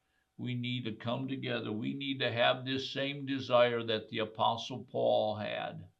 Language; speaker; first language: English; native; English